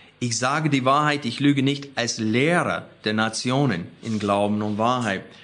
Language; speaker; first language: German; non-native, fluent; English